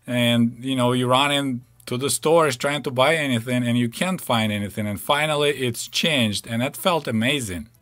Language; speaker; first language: English; non-native, fluent; Ukrainian